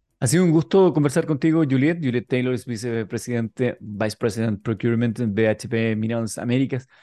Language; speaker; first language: Spanish; native; Spanish